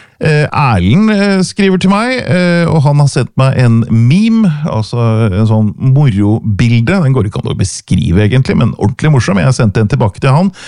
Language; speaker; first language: Norwegian; native; Norwegian